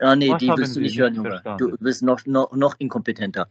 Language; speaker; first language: German; native; German